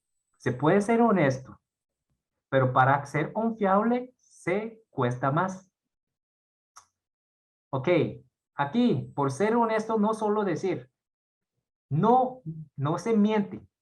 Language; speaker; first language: Spanish; non-native, fluent; Korean